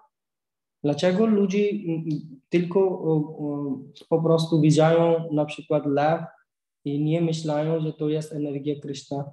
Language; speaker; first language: Polish; non-native, learner; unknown